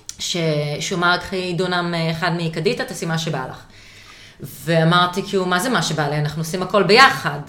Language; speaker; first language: Hebrew; native; Hebrew